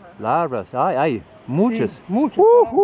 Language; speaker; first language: Spanish; non-native, learner; English